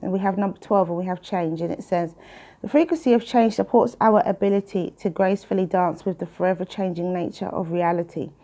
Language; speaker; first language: English; native; English